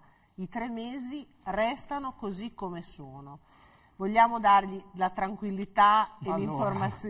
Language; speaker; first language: Italian; native; Italian